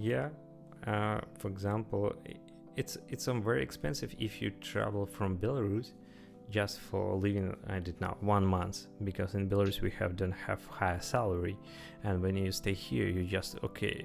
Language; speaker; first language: English; non-native, learner; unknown